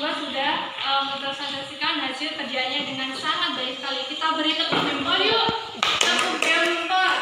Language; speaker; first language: Indonesian; native; Indonesian